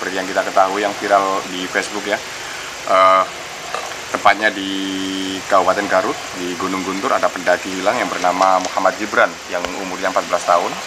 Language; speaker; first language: Indonesian; native; Indonesian